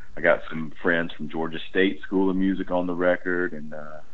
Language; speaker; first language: English; native; English